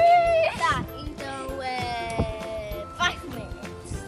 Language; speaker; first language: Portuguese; early bilingual, heritage; Portuguese